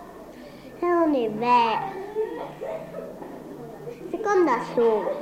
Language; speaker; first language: French; early bilingual, heritage; Spanish